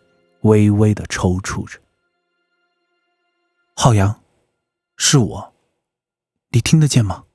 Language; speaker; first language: Chinese; native; Chinese